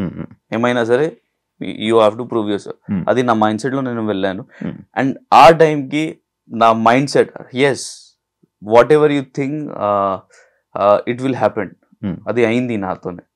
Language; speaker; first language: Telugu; non-native, learner; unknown